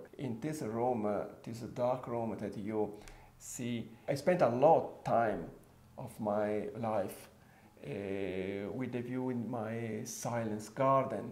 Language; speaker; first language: English; non-native, fluent; Italian